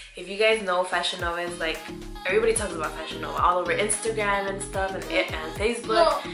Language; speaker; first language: English; early bilingual, other home language; Spanish